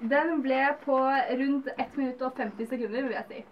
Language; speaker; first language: Norwegian; native; Norwegian